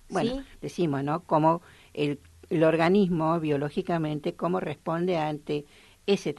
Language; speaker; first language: Spanish; native; Spanish